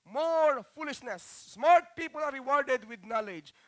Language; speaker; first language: English; non-native, local second language; Filipino